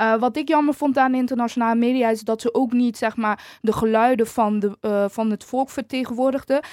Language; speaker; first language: Dutch; early bilingual, other home language; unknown